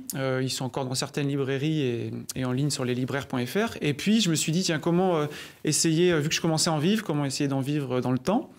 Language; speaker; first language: French; native; French